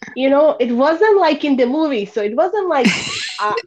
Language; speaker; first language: English; non-native, fluent; Bosnian